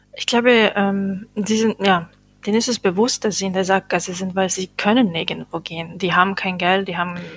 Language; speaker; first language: German; non-native, fluent; Bosnian